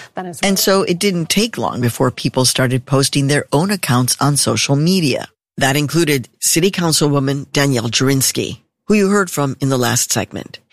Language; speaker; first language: English; native; English